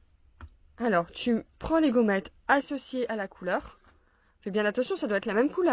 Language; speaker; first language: French; native; French